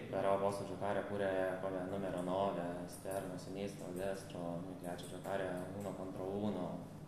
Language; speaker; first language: Italian; non-native, learner; Lithuanian